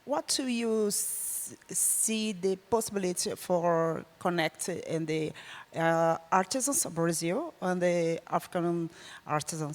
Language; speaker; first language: English; non-native, learner; Portuguese